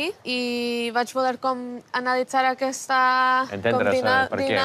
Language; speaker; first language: Catalan; non-native, fluent; English